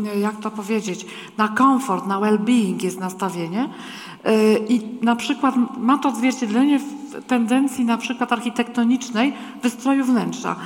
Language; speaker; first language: Polish; native; Polish